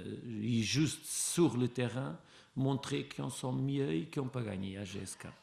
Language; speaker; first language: French; non-native, learner; Portuguese